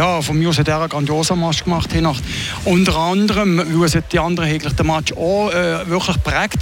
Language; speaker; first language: German; native; German